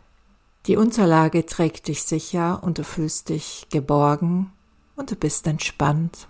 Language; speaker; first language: German; native; German